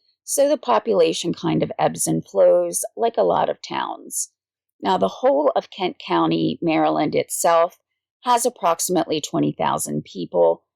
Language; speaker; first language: English; native; English